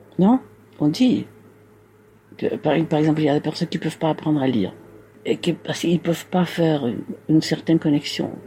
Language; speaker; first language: French; non-native, fluent; Spanish